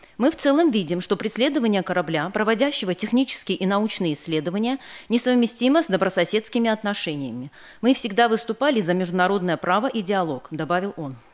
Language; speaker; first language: Russian; non-native, local second language; Armenian